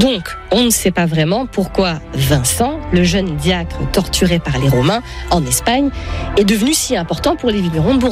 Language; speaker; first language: French; native; French